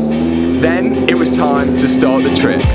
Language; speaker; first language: English; native; English